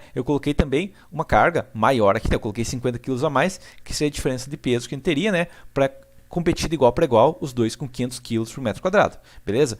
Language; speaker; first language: Portuguese; native; Portuguese